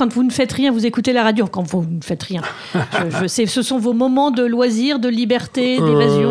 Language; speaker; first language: French; native; French